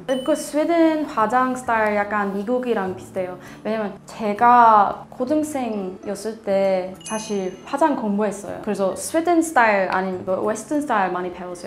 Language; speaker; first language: Korean; non-native, learner; Swedish